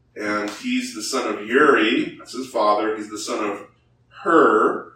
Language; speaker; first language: English; early bilingual, other home language; Korean